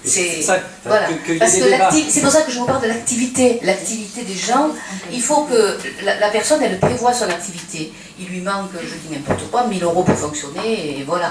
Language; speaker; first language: French; native; French